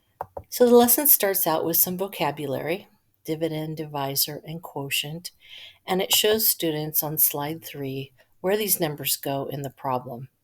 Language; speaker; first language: English; native; English